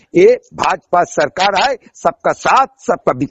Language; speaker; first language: Hindi; non-native, local second language; Bangla